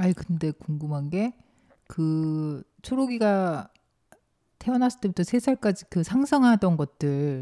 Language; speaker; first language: Korean; native; Korean